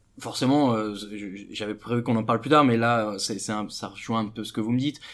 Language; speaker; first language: French; native; French